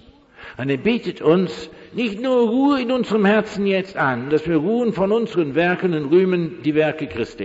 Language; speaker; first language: German; non-native, fluent; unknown